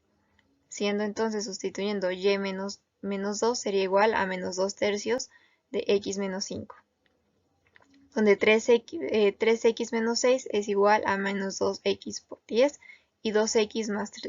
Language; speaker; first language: Spanish; native; Spanish